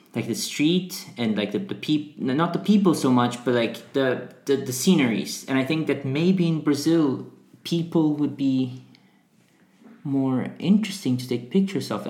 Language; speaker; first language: English; non-native, fluent; Portuguese